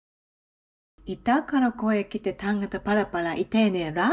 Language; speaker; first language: Māori; non-native, fluent; Japanese